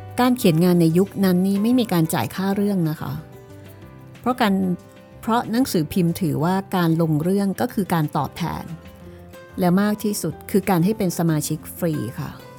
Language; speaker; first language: Thai; native; Thai